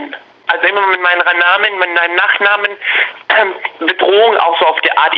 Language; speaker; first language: German; early bilingual, other home language; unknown